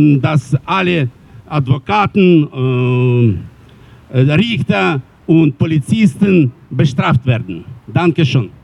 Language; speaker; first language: German; non-native, learner; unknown